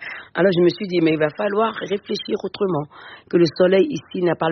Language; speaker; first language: French; non-native, local second language; Fon